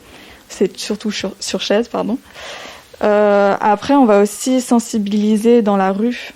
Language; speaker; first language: French; native; French